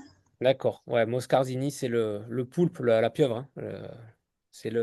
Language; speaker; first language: French; native; French